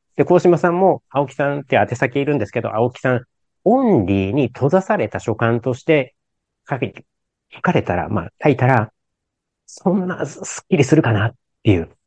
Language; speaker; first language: Japanese; native; Japanese